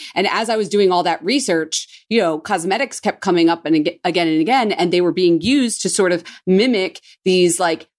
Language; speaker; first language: English; native; English